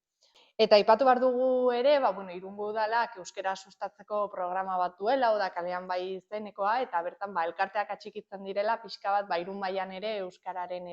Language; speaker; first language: Basque; native; Basque